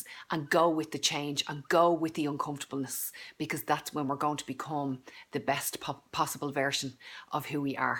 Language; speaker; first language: English; native; English